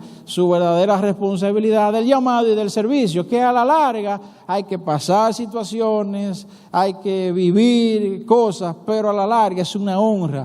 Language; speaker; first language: Spanish; native; Spanish